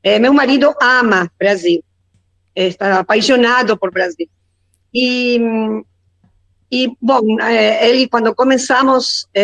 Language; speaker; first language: Portuguese; non-native, learner; Spanish